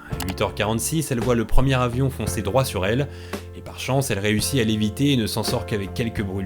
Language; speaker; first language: French; native; French